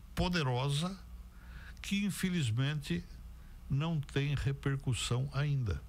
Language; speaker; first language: Portuguese; native; Portuguese